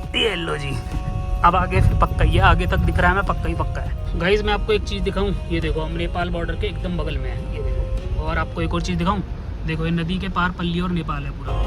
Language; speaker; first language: Hindi; native; Hindi